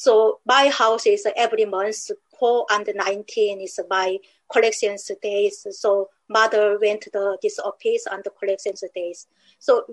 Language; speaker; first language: English; non-native, learner; Korean